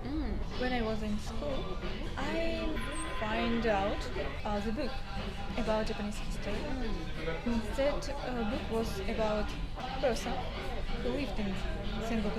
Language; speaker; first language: English; non-native, learner; Russian